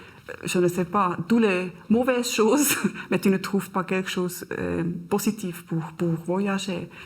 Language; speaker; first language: French; non-native, learner; German